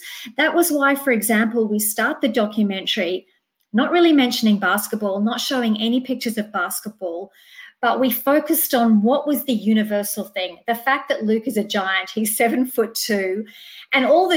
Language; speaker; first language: English; native; English